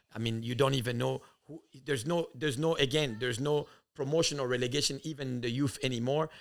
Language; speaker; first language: English; early bilingual, other home language; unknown